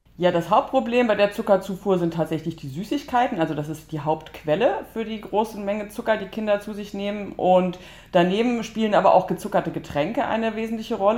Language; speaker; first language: German; native; German